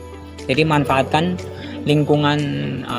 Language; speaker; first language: Indonesian; native; Indonesian